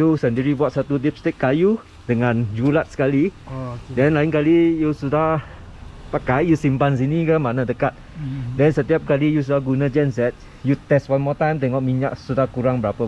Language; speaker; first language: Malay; non-native, local second language; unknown